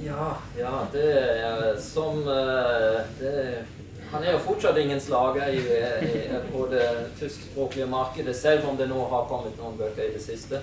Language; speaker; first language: Norwegian; non-native, fluent; German